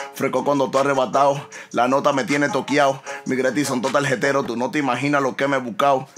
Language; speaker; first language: Spanish; early bilingual, heritage; Spanish